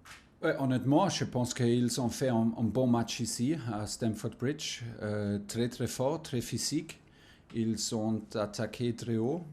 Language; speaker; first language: French; non-native, learner; German